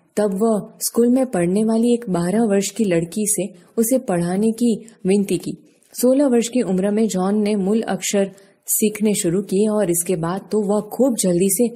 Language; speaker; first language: Hindi; non-native, local second language; Gujarati